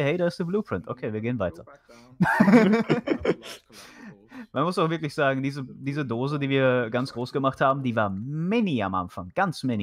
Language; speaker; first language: German; native; German